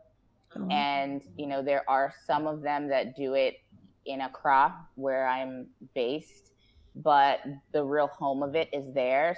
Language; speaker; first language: English; native; English